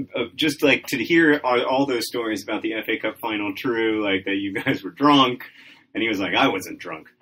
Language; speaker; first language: English; native; English